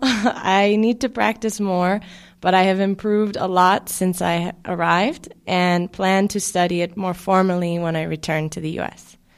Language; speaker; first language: English; native; English